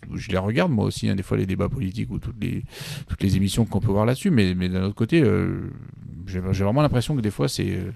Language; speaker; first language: French; native; French